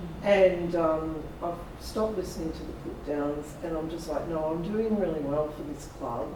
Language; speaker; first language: English; native; English